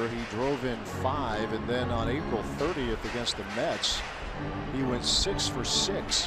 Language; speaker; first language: English; native; English